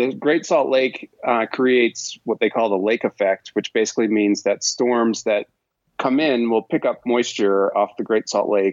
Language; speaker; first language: English; native; English